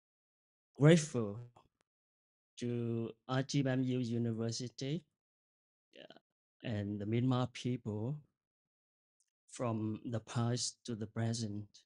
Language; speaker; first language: English; non-native, fluent; Vietnamese